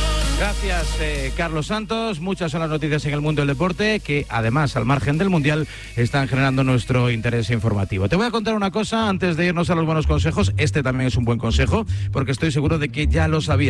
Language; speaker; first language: Spanish; native; Spanish